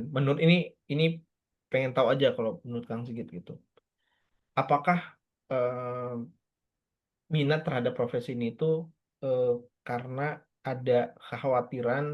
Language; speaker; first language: Indonesian; native; Indonesian